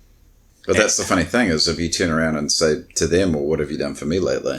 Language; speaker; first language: English; native; English